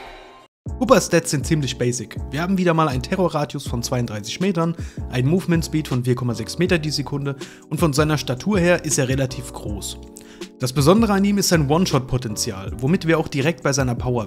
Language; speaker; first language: German; native; German